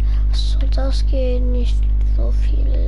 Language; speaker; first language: German; non-native, learner; English